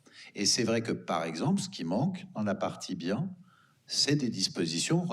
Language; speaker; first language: French; native; French